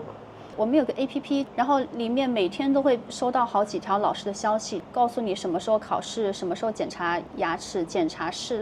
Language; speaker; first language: Chinese; native; Chinese